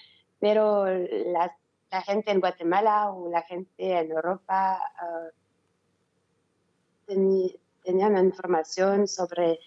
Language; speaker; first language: Spanish; non-native, learner; French